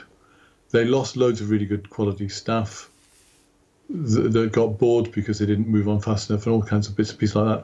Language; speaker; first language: English; native; English